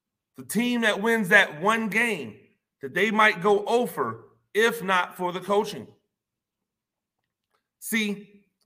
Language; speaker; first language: English; native; English